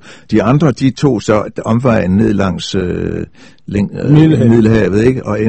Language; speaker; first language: Danish; native; Danish